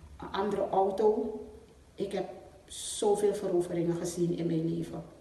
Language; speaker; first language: Dutch; native; Dutch